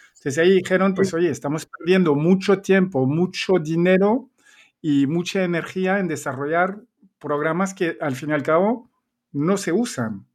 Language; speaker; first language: Spanish; non-native, fluent; French